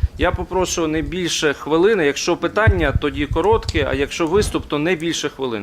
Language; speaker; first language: Ukrainian; native; Ukrainian